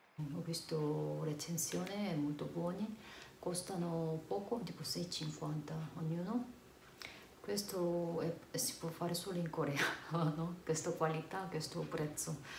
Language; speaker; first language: Italian; non-native, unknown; Korean